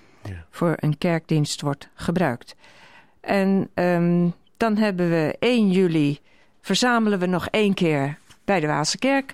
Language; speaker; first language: Dutch; native; Dutch